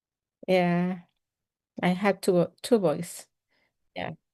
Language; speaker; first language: English; non-native, learner; Spanish